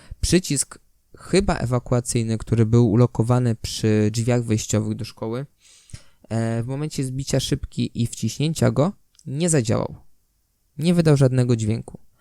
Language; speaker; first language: Polish; native; Polish